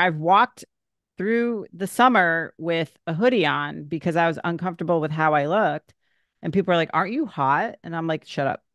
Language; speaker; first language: English; native; English